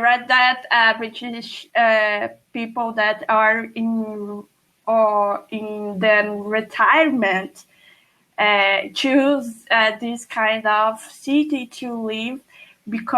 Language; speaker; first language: English; non-native, fluent; Portuguese